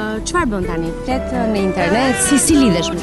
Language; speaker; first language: Albanian; native; Albanian